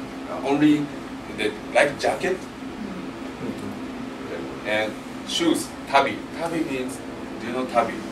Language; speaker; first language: English; non-native, learner; Japanese